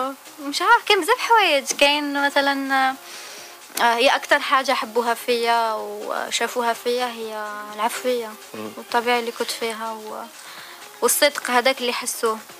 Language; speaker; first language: Arabic; native; Arabic